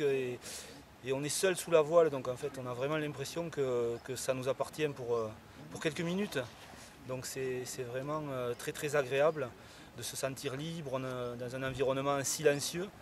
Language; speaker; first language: French; native; French